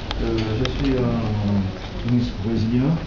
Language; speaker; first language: French; non-native, learner; Portuguese